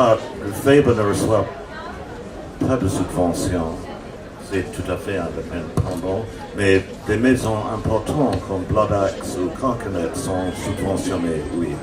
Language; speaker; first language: French; non-native, fluent; English